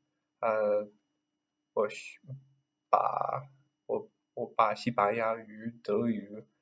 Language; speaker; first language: Chinese; non-native, learner; English